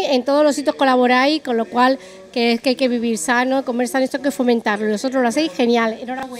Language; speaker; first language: Spanish; native; Spanish